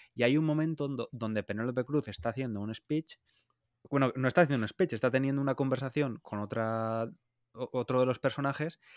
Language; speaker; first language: Spanish; native; Spanish